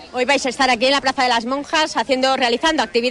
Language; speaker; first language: Spanish; native; Spanish